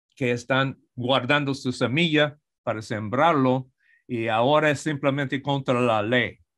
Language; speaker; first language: Spanish; non-native, fluent; English